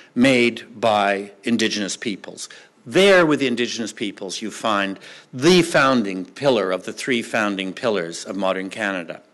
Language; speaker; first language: English; native; English